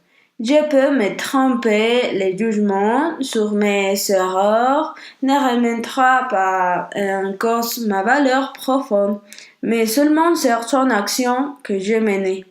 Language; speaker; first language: French; non-native, learner; Spanish